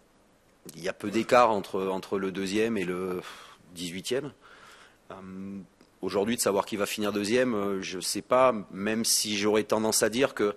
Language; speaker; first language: French; native; French